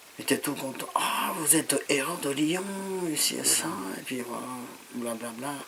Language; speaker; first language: French; non-native, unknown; Japanese